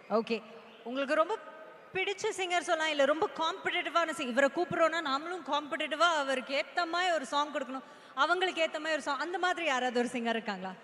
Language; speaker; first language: Tamil; native; Tamil